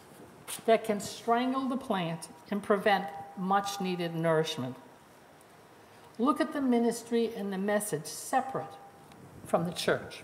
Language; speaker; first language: English; native; English